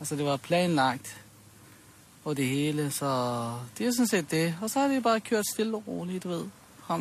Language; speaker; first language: Danish; early bilingual, other home language; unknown